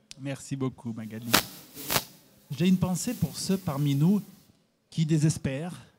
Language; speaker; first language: French; native; French